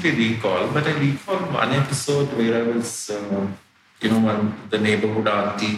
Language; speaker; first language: English; non-native, local second language; Telugu